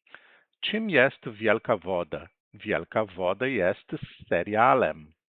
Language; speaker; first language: Polish; non-native, fluent; Portuguese